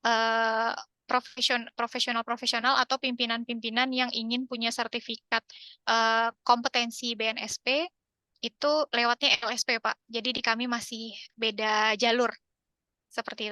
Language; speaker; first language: Indonesian; native; Indonesian